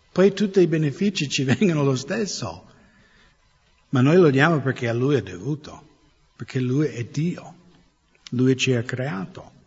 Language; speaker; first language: Italian; non-native, fluent; English